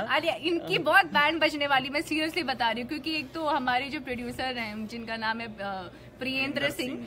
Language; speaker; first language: Hindi; native; Hindi